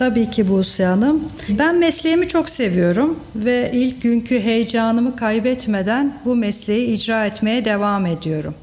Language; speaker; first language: Turkish; native; Turkish